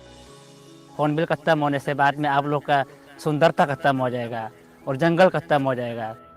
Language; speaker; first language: Hindi; non-native, local second language; Nyishi